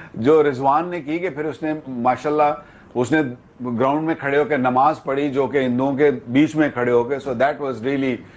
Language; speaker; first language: Hindi; native; Hindi